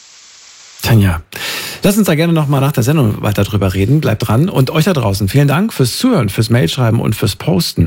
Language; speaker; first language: German; native; German